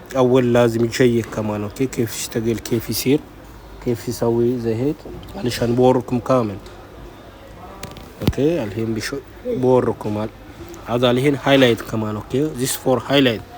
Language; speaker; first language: Arabic; non-native, learner; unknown